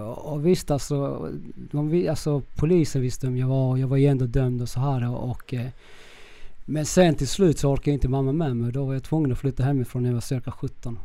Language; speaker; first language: Swedish; early bilingual, other home language; Spanish